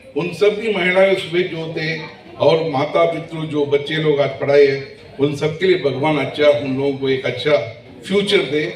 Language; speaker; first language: Hindi; non-native, local second language; Kannada